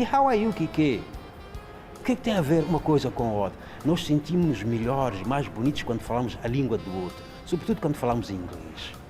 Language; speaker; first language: Portuguese; non-native, local second language; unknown